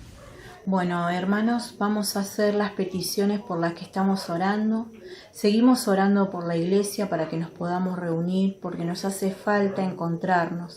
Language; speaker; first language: Spanish; native; Spanish